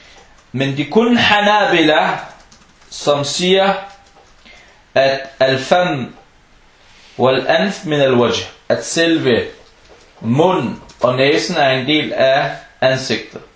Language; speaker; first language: Danish; non-native, fluent; Arabic